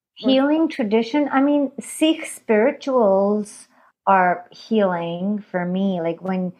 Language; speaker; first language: English; non-native, fluent; Hindi